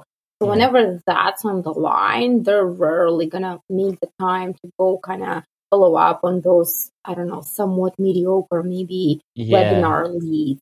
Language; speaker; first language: English; non-native, fluent; Russian